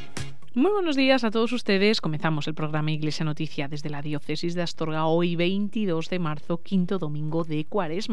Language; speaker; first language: Spanish; native; Spanish